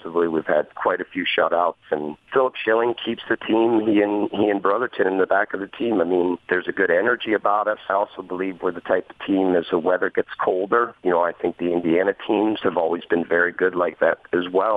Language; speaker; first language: English; native; English